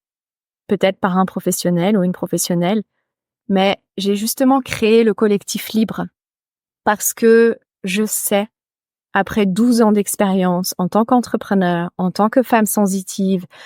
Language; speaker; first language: French; native; French